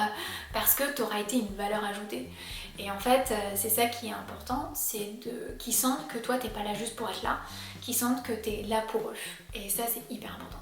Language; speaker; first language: French; native; French